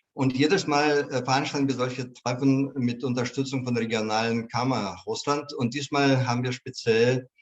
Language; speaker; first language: German; non-native, fluent; Russian